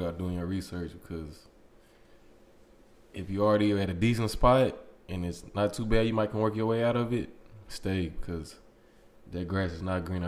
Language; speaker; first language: English; native; English